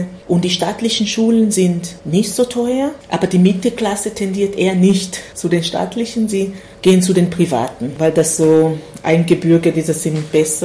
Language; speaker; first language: German; non-native, fluent; Swahili